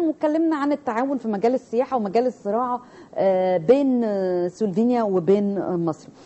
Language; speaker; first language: Arabic; native; Arabic